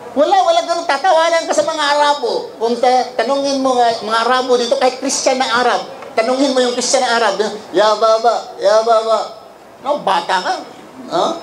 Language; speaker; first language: Filipino; non-native, local second language; Cebuano